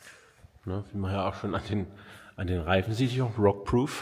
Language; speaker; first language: German; native; German